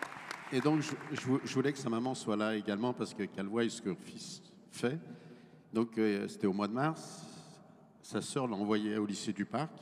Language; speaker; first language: French; native; French